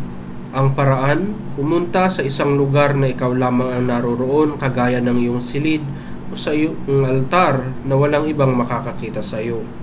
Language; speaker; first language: Filipino; native; Filipino